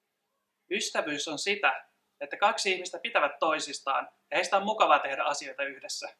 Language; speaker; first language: Finnish; native; Finnish